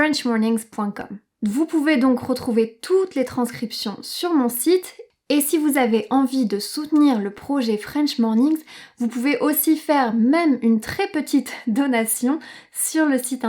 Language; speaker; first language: French; native; French